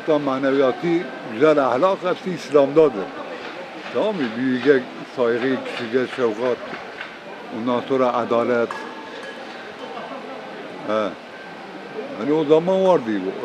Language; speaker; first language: Turkish; non-native, local second language; Kurdish